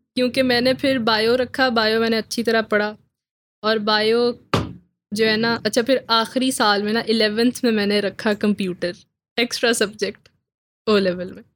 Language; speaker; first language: Urdu; native; Urdu